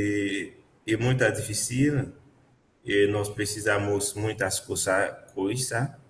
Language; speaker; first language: Portuguese; non-native, learner; Haitian Creole